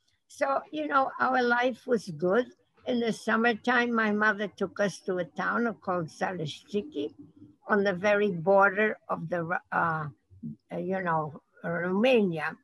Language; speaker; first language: English; non-native, fluent; Polish